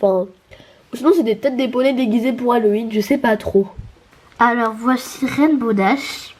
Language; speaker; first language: French; native; French